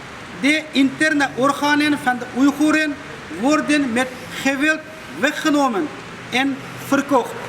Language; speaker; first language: Dutch; non-native, fluent; Uyghur